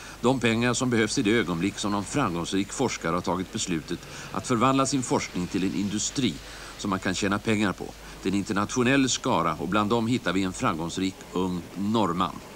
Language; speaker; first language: Swedish; native; Swedish